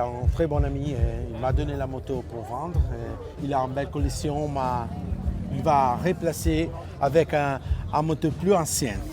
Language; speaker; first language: French; non-native, learner; Italian